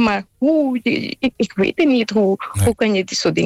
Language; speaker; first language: Dutch; non-native, local second language; Papiamento